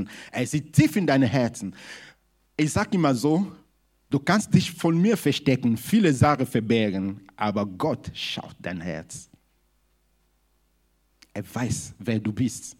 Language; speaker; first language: German; non-native, fluent; Lingala